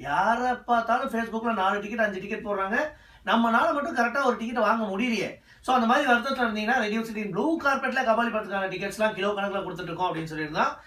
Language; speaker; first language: Tamil; native; Tamil